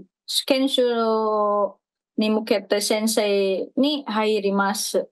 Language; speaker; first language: Japanese; non-native, fluent; Indonesian